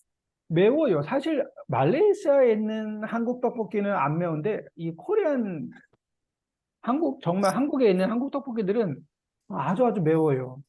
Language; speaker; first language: Korean; native; Korean